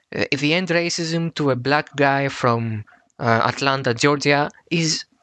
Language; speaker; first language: English; non-native, fluent; Greek